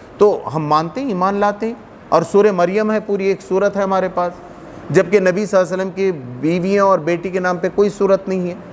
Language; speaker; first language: Urdu; native; Urdu